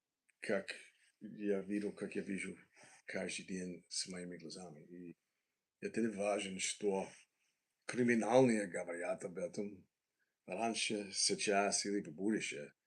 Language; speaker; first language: Russian; non-native, learner; English